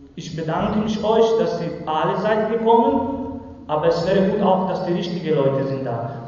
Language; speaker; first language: German; non-native, learner; Romany